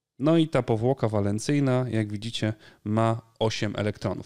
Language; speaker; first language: Polish; native; Polish